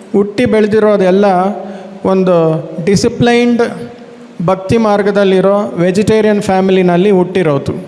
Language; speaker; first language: Kannada; non-native, local second language; Telugu